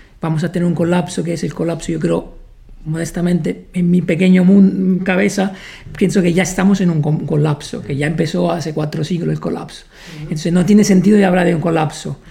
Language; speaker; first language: Spanish; non-native, fluent; Italian